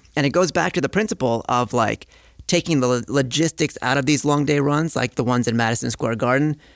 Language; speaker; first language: English; native; English